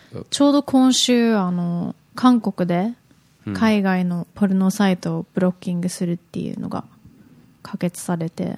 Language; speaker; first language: Japanese; native; Japanese